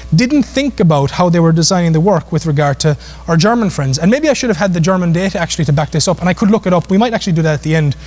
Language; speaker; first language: English; native; English